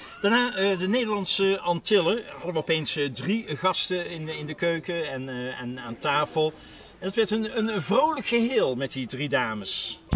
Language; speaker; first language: Dutch; native; Dutch